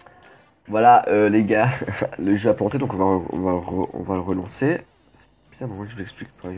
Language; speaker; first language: French; native; French